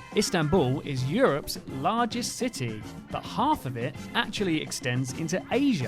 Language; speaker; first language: English; native; English